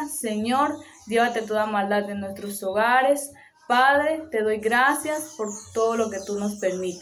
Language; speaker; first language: Spanish; native; Spanish